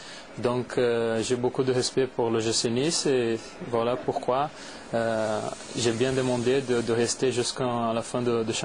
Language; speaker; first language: French; non-native, fluent; Portuguese